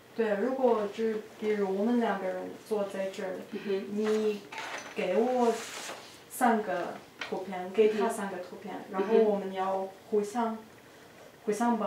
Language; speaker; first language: Chinese; non-native, fluent; Russian